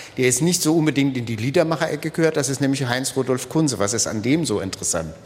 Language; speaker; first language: German; native; German